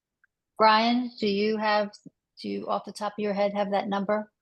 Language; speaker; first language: English; native; English